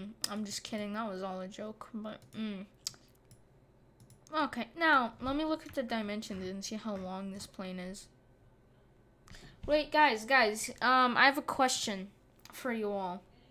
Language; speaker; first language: English; native; English